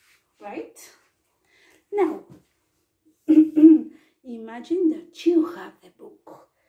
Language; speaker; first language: English; non-native, fluent; Spanish